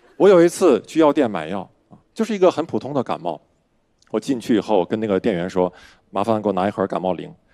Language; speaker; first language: Chinese; native; Chinese